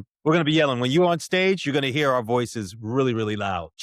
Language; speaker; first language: English; native; English